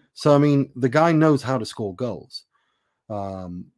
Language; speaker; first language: English; non-native, fluent; Persian